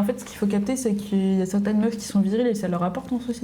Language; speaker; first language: French; native; French